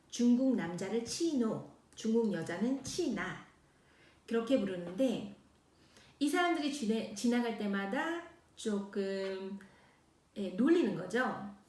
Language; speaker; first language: Korean; native; Korean